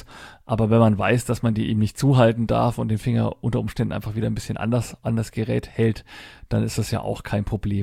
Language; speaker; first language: German; native; German